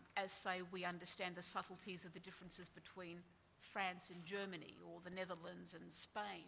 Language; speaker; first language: English; native; English